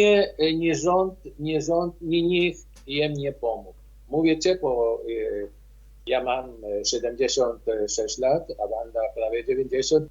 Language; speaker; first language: Polish; early bilingual, heritage; Polish